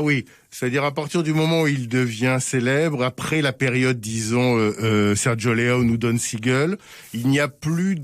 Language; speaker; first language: French; native; French